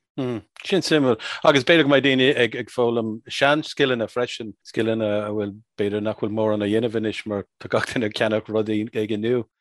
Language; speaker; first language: Irish; non-native, local second language; English